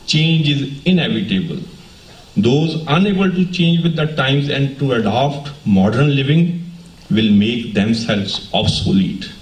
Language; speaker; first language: English; non-native, local second language; Punjabi